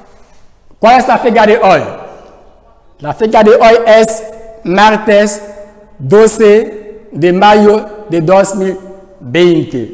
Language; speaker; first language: Spanish; non-native, fluent; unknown